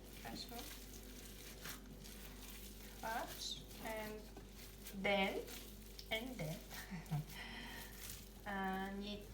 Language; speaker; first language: English; non-native, learner; Russian